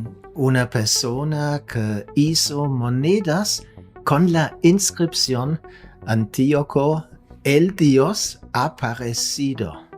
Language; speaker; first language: Spanish; non-native, fluent; German